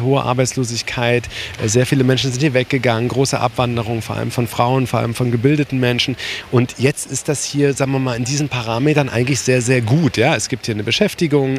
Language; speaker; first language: German; native; German